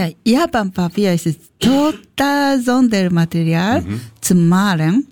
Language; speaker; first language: German; non-native, learner; Japanese